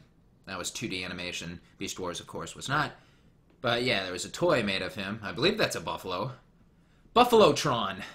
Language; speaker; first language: English; native; English